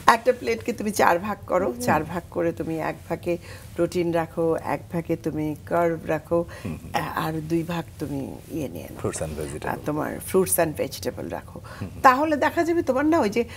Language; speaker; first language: Bangla; native; Bangla